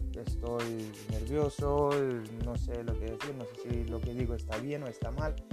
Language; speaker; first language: Spanish; non-native, fluent; Lithuanian